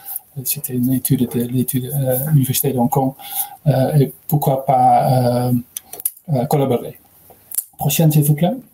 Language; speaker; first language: French; non-native, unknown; Dutch